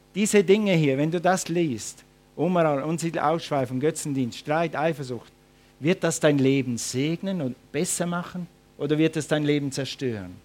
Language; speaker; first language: German; non-native, fluent; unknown